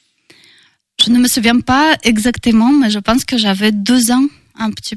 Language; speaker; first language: French; non-native, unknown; Russian